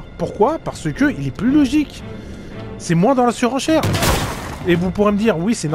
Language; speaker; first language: French; native; French